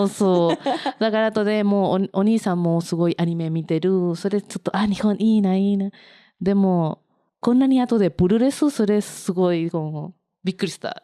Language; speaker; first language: Japanese; non-native, learner; Spanish